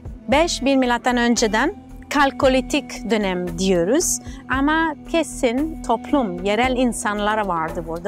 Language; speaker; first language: Turkish; non-native, fluent; Italian